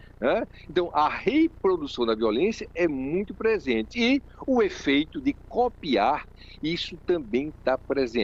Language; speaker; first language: Portuguese; native; Portuguese